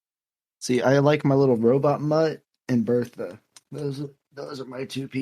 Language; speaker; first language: English; native; English